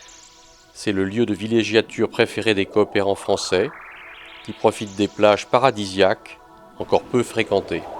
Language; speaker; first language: French; native; French